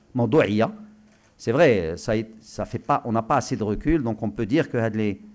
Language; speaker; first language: French; non-native, local second language; Arabic